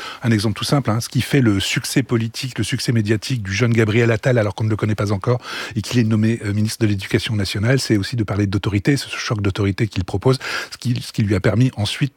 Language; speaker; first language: French; native; French